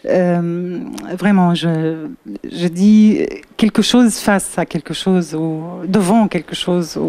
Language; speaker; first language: French; non-native, learner; Arabic